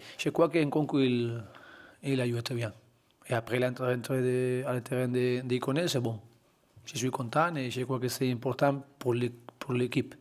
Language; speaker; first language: French; non-native, learner; Spanish